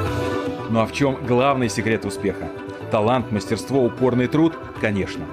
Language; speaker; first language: Russian; native; Russian